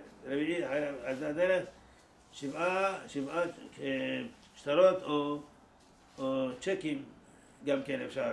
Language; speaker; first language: Hebrew; non-native, fluent; Persian